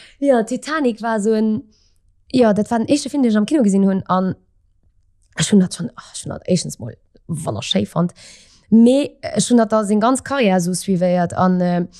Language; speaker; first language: Luxembourgish; early bilingual, other home language; Portuguese